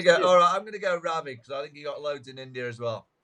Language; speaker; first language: English; native; English